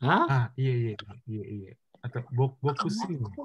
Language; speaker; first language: Japanese; non-native, learner; Indonesian